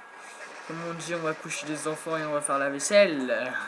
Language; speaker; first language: French; native; French